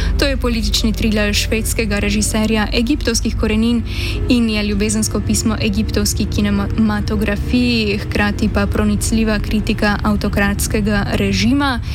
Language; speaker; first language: Slovenian; native; Slovenian